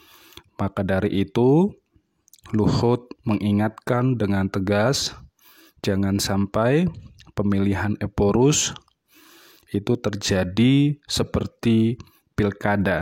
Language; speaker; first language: Indonesian; native; Indonesian